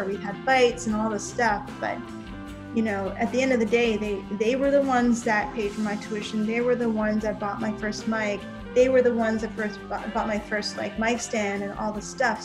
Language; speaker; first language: English; native; English